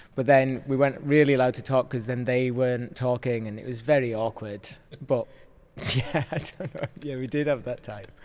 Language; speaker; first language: English; native; English